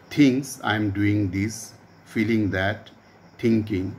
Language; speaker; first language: English; non-native, local second language; Assamese